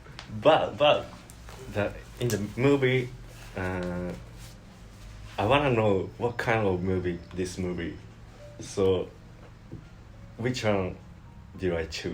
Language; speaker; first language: English; non-native, learner; Japanese